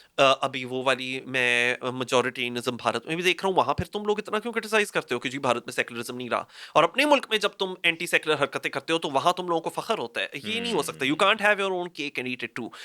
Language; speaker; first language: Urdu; native; Urdu